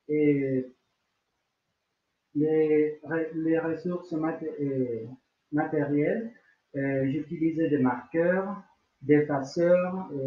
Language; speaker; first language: French; non-native, learner; Spanish